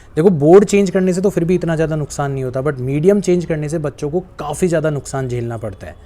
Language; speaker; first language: Hindi; native; Hindi